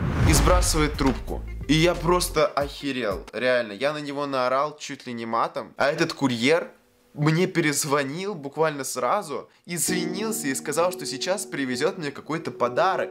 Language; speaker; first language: Russian; native; Russian